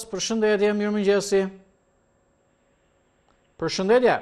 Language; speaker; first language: Albanian; native; Albanian